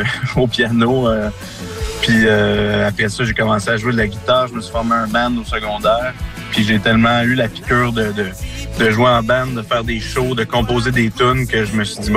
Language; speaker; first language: French; native; French